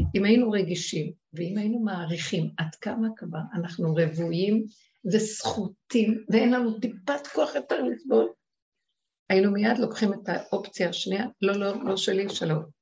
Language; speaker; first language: Hebrew; native; Hebrew